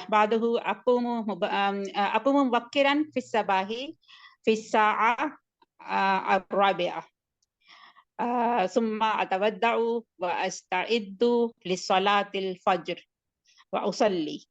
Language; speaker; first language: Arabic; non-native, learner; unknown